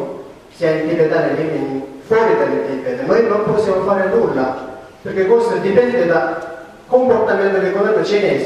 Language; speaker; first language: Italian; non-native, learner; Tibetan